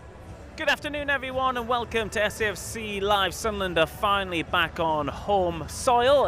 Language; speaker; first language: English; native; English